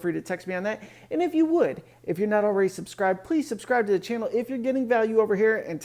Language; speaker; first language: English; native; English